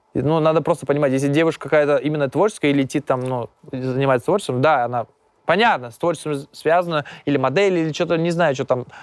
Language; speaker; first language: Russian; non-native, local second language; Tatar